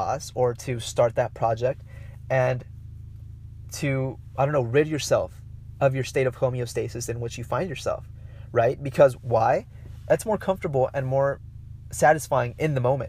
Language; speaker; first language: English; non-native, fluent; Spanish